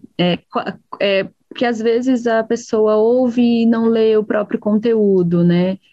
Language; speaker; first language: Portuguese; native; Portuguese